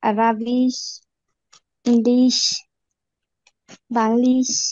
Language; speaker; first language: German; non-native, learner; Bangla